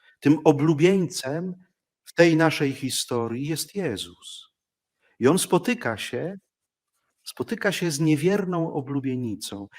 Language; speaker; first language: Polish; native; Polish